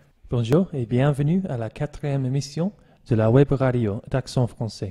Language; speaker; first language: French; non-native, learner; English